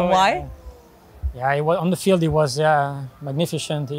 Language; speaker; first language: English; non-native, learner; French